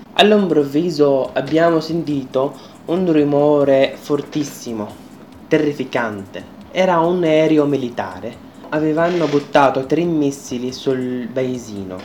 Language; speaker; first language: Italian; non-native, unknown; Arabic